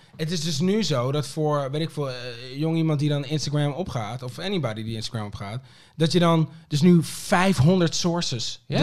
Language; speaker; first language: Dutch; early bilingual, other home language; Papiamento